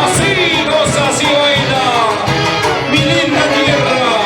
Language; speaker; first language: Spanish; native; Spanish